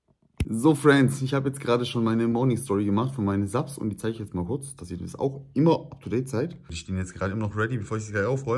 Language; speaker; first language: German; native; German